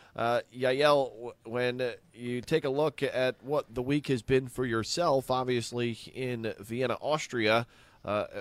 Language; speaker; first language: English; native; English